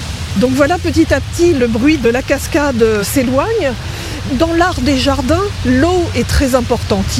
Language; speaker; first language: French; native; French